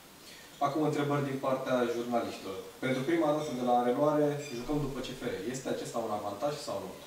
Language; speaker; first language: Romanian; native; Romanian